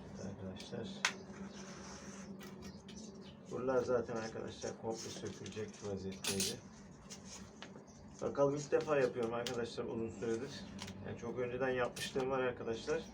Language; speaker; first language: Turkish; native; Turkish